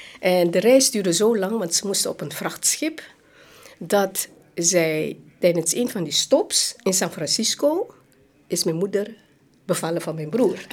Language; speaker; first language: Dutch; non-native, local second language; Hakka Chinese